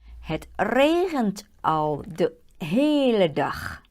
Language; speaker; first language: Dutch; non-native, learner; Thai